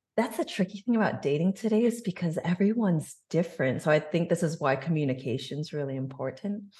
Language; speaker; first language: English; native; English